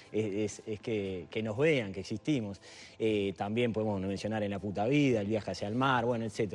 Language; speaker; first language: Spanish; native; Spanish